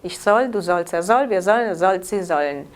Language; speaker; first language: German; non-native, fluent; Spanish